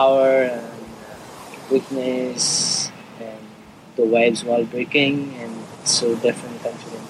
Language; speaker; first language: English; non-native, local second language; Surigaonon